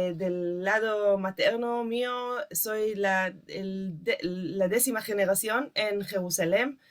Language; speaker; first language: Spanish; non-native, fluent; Hebrew